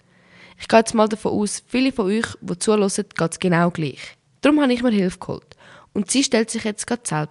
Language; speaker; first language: German; native; German